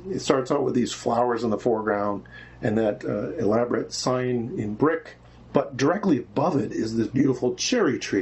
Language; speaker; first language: English; native; English